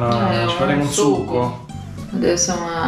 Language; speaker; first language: Italian; non-native, learner; Portuguese